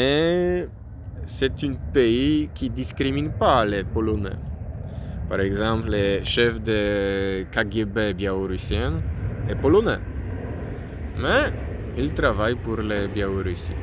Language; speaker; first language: French; non-native, learner; Polish